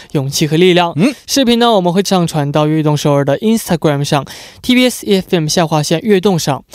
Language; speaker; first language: Chinese; native; Chinese